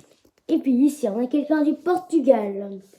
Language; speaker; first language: French; native; French